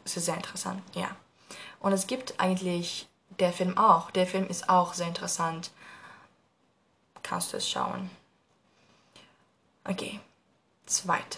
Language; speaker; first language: German; non-native, learner; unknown